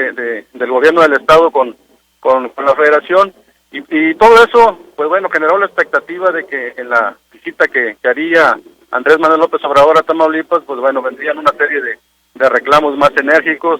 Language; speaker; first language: Spanish; native; Spanish